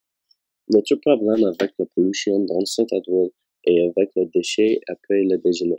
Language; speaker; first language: French; non-native, learner; English